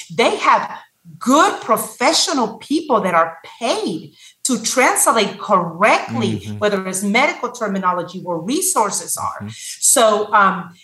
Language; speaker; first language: English; non-native, fluent; Spanish